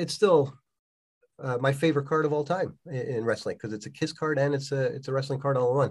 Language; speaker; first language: English; native; English